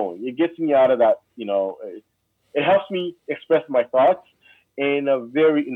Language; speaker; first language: English; native; English